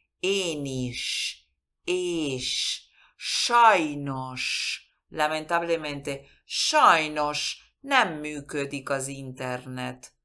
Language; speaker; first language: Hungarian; non-native, learner; Spanish